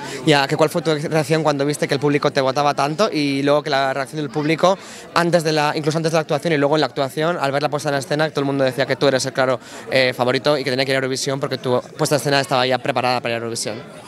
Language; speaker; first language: Spanish; native; Spanish